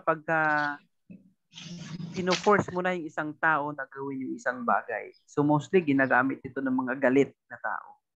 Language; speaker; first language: Filipino; native; Filipino